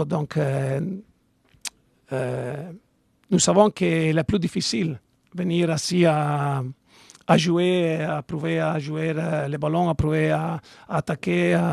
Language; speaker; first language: French; non-native, learner; Italian